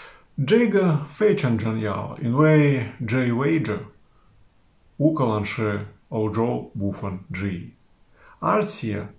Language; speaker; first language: Chinese; non-native, fluent; Ukrainian